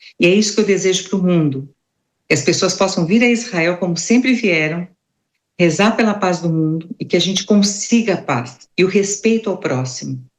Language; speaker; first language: Portuguese; native; Portuguese